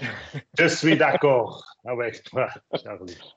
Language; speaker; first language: French; non-native, learner; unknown